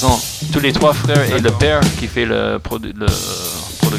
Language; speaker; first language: French; non-native, fluent; English